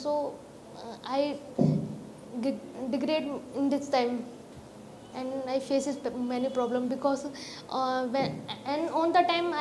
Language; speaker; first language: English; non-native, learner; Hindi